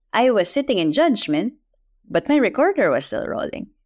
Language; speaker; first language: English; non-native, local second language; Filipino